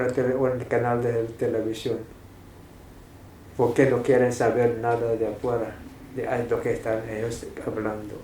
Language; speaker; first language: Spanish; non-native, fluent; English